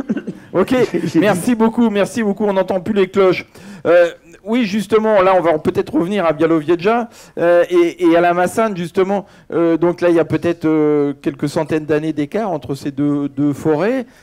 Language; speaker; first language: French; native; French